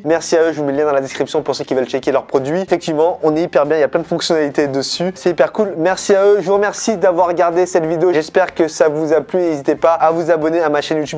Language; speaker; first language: French; native; French